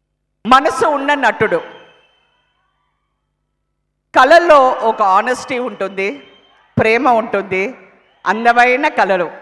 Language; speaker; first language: Telugu; non-native, fluent; Tamil